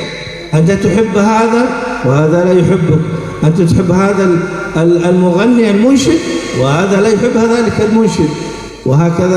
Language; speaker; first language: Arabic; native; Arabic